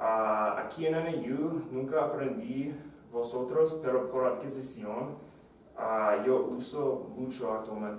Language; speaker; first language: Spanish; non-native, fluent; English